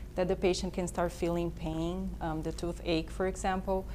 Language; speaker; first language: English; non-native, fluent; Portuguese